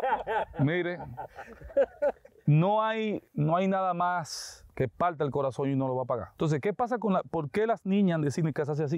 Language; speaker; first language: Spanish; native; Spanish